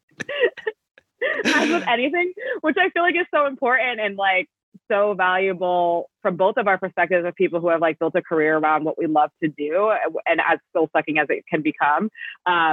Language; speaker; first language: English; native; English